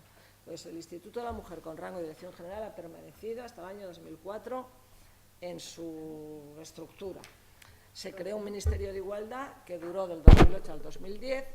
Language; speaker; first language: Spanish; native; Spanish